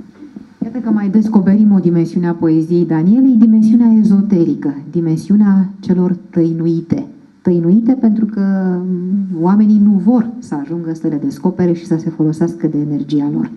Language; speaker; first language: Romanian; native; Romanian